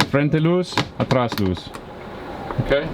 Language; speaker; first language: Spanish; non-native, learner; English